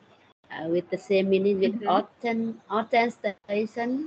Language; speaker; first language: English; non-native, learner; Thai